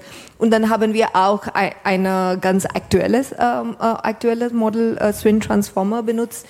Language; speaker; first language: German; non-native, fluent; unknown